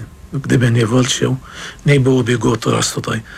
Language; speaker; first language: Polish; non-native, fluent; Arabic